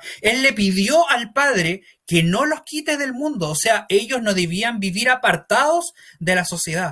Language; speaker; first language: Spanish; native; Spanish